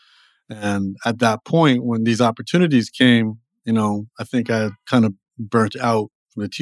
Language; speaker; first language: English; native; English